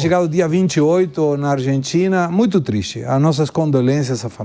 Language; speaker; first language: Portuguese; non-native, fluent; Spanish